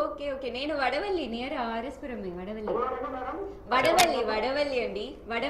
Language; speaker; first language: Telugu; non-native, learner; Tamil